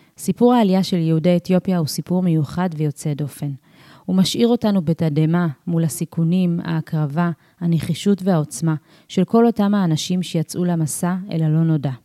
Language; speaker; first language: Hebrew; early bilingual, other home language; Amharic